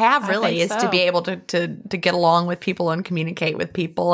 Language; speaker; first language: English; native; English